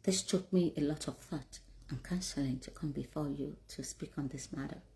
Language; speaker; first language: English; non-native, local second language; Yoruba